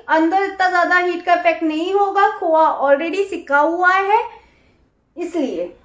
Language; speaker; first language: Hindi; native; Hindi